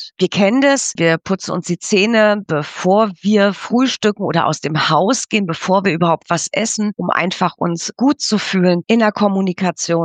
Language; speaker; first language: German; native; German